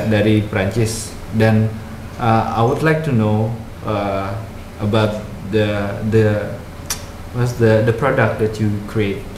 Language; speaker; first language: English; non-native, fluent; Indonesian